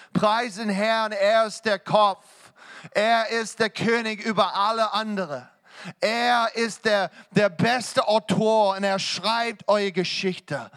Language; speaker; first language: German; non-native, fluent; English